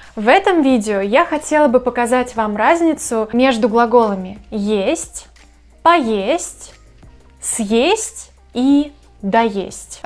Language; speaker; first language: Russian; native; Russian